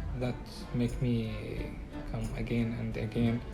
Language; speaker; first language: English; non-native, learner; Arabic